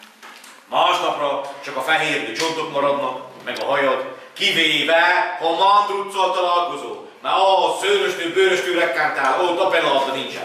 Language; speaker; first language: Hungarian; native; Hungarian